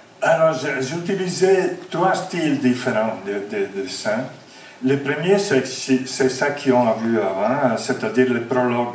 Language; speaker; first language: French; non-native, fluent; Italian